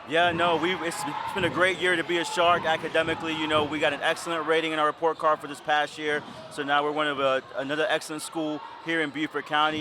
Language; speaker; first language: English; native; English